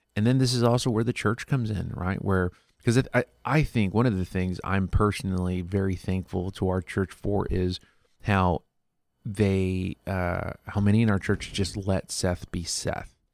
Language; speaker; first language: English; early bilingual, other home language; Spanish